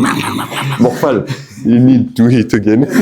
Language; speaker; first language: English; non-native, fluent; French